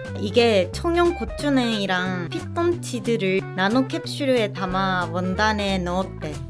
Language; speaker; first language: Korean; non-native, fluent; Japanese